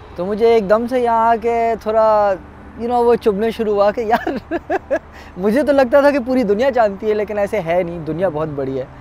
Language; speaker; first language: Urdu; native; Urdu